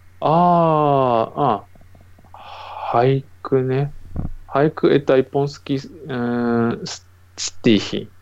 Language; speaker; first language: Russian; non-native, learner; Japanese